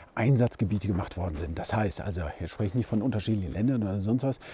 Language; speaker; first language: German; native; German